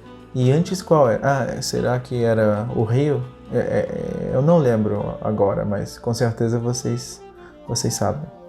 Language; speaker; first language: Portuguese; non-native, fluent; Spanish